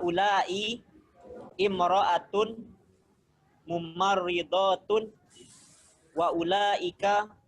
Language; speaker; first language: Arabic; non-native, learner; Indonesian